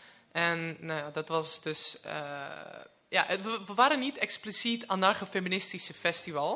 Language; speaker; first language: Dutch; non-native, fluent; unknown